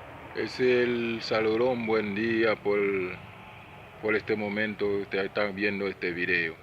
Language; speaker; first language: Spanish; non-native, learner; Haitian Creole